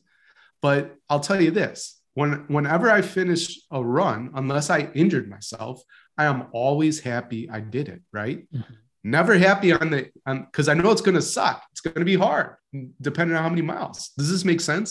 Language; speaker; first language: English; native; English